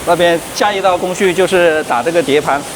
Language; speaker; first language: Chinese; native; Chinese